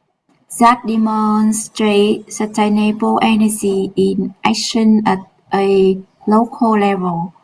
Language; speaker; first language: English; non-native, learner; Vietnamese